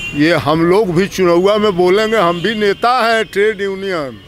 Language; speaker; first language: Hindi; native; Hindi